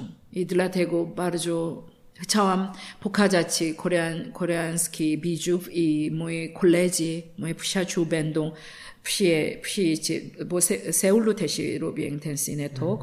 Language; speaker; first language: Polish; non-native, learner; Korean